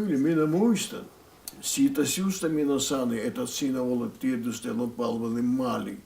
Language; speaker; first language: Finnish; non-native, learner; Russian